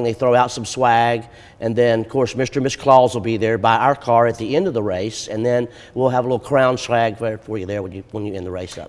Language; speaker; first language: English; native; English